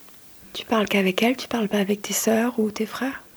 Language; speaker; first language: French; native; French